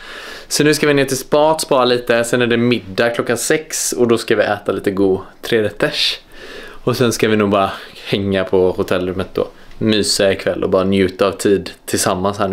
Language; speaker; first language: Swedish; native; Swedish